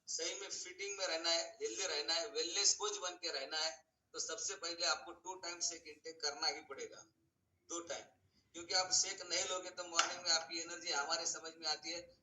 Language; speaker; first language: Hindi; non-native, local second language; Marathi